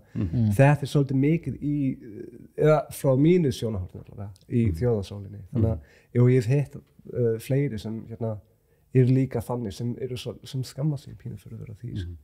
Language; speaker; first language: Icelandic; non-native, fluent; English